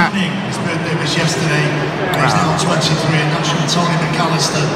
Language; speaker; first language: English; native; English